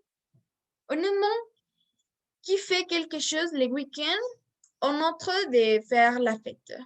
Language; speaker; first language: French; non-native, learner; Spanish